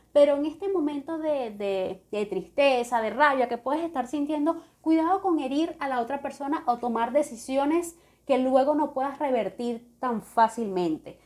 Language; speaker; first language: Spanish; native; Spanish